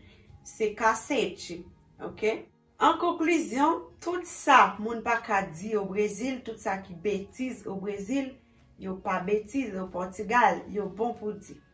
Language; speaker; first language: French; non-native, local second language; Haitian Creole